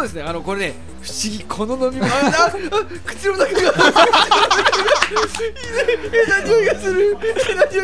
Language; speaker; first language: Japanese; native; Japanese